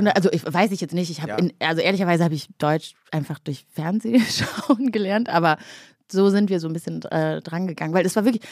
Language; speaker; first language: German; early bilingual, other home language; Kinyarwanda